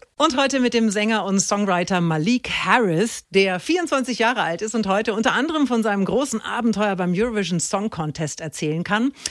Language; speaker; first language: German; native; German